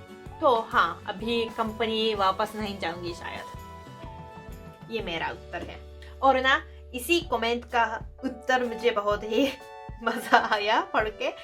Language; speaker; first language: Hindi; non-native, fluent; Japanese